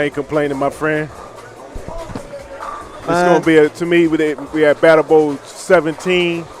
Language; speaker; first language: English; native; English